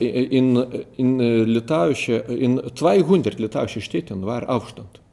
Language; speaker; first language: German; non-native, learner; Lithuanian